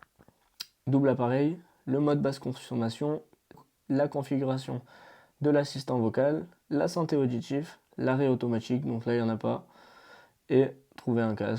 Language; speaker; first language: French; native; French